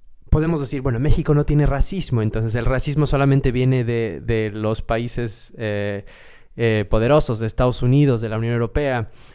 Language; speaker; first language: Spanish; native; Spanish